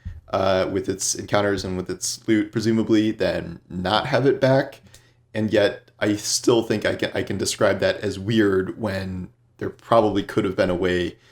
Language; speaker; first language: English; native; English